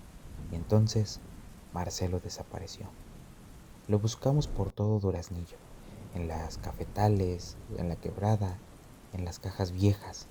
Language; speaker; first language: Spanish; native; Spanish